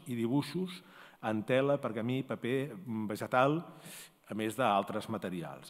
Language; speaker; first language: Catalan; native; Catalan